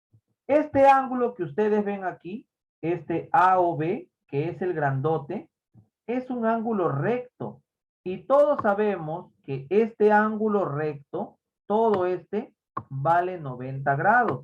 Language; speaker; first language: Spanish; native; Spanish